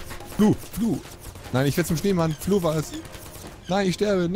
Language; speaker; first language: German; native; German